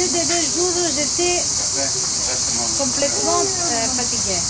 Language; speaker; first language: French; non-native, learner; Greek